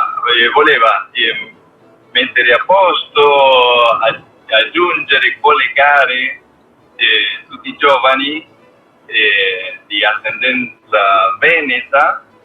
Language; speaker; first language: Italian; non-native, learner; Spanish